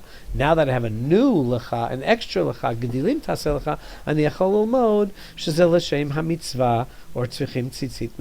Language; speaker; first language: Hebrew; non-native, fluent; English